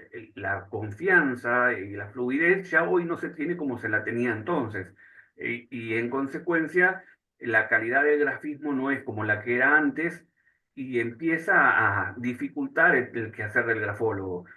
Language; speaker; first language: Spanish; native; Spanish